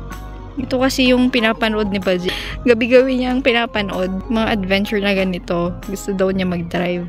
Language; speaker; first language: Filipino; native; Filipino